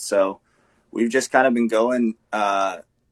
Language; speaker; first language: English; native; English